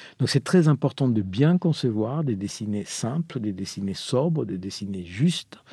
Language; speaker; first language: French; non-native, fluent; Spanish